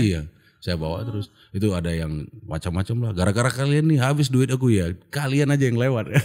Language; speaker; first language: Indonesian; non-native, local second language; Achinese